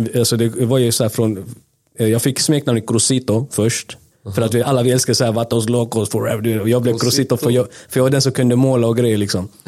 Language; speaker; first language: Swedish; early bilingual, other home language; Spanish